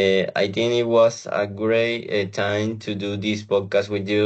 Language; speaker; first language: English; non-native, learner; Spanish